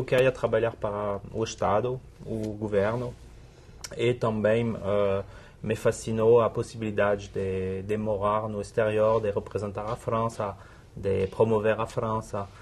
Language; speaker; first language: Portuguese; non-native, fluent; French